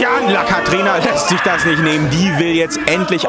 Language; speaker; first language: German; native; German